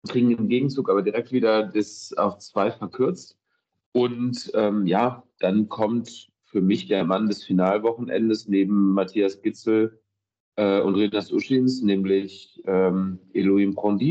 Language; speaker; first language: German; native; German